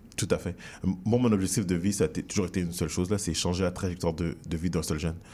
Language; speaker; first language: French; native; French